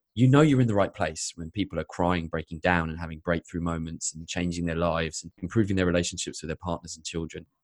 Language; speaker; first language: English; native; English